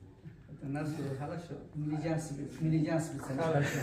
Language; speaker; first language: Russian; non-native, learner; Chinese